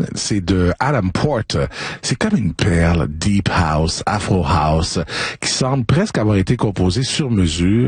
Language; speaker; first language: French; native; French